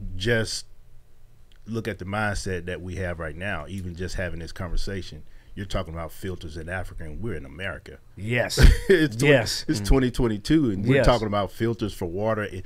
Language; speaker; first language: English; native; English